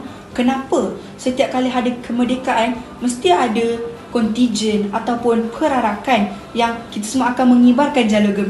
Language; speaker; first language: Malay; native; Malay